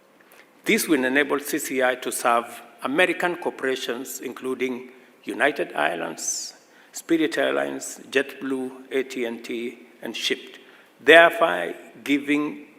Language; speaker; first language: English; non-native, local second language; Swahili